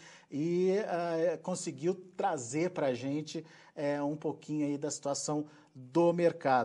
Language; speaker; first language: Portuguese; native; Portuguese